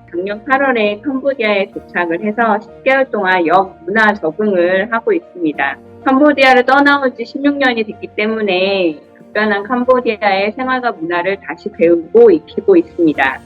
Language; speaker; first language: Korean; native; Korean